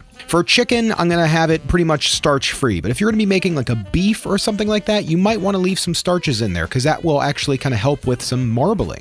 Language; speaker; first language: English; native; English